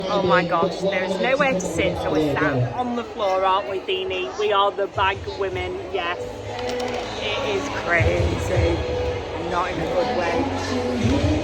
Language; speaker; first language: English; native; English